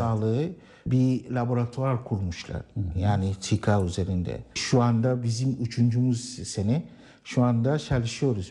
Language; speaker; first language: Turkish; non-native, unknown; Arabic